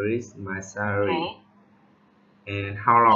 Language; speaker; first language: English; non-native, learner; Vietnamese